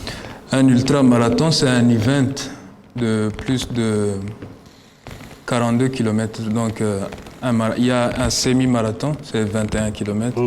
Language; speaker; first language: French; non-native, local second language; Kinyarwanda